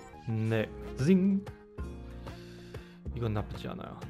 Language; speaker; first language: Korean; non-native, learner; German